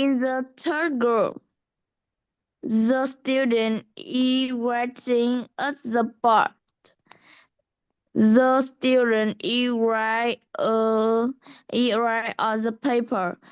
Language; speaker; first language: English; non-native, learner; Vietnamese